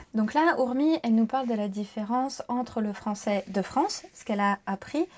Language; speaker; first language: French; native; French